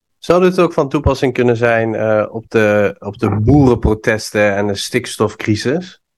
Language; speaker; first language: Dutch; non-native, fluent; Persian